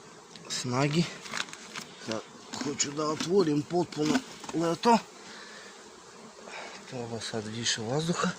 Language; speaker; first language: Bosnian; non-native, learner; Russian